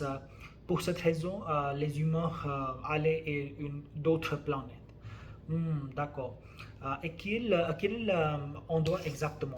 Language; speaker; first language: French; non-native, learner; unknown